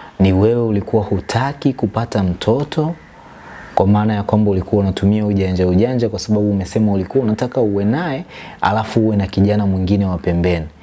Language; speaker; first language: Swahili; native; Swahili